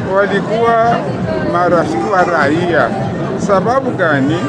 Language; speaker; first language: Swahili; native; Swahili